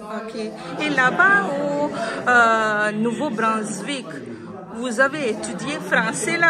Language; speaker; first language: French; non-native, learner; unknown